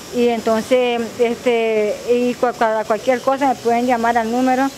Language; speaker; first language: Spanish; native; Spanish